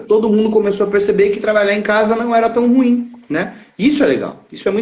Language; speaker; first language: Portuguese; native; Portuguese